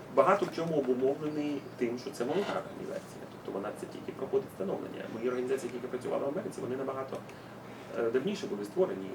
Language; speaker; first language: Ukrainian; non-native, fluent; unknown